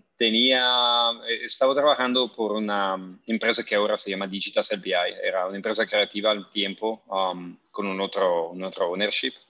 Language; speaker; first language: Spanish; non-native, fluent; Italian